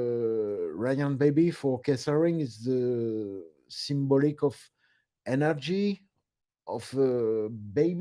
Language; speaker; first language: English; non-native, learner; French